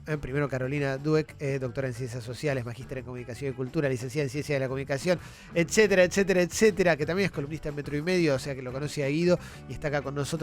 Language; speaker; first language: Spanish; native; Spanish